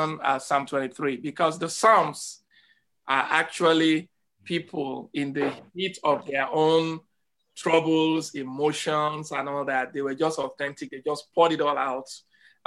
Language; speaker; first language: English; non-native, local second language; Yoruba